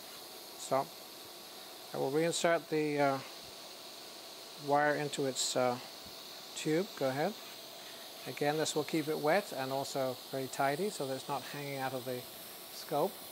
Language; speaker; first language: English; native; English